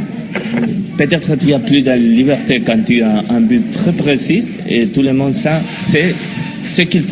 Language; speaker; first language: French; non-native, learner; Spanish